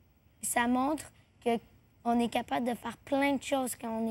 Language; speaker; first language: French; native; French